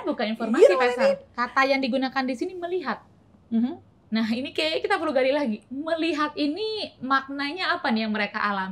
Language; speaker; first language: Indonesian; native; Indonesian